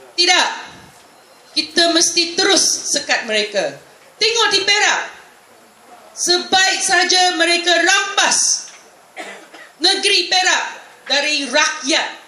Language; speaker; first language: Malay; non-native, local second language; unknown